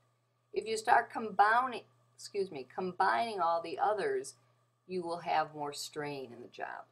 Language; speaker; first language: English; native; English